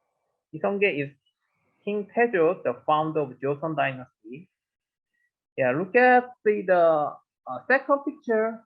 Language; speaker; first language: English; non-native, learner; Korean